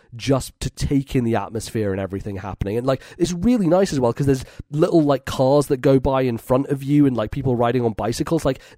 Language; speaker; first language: English; native; English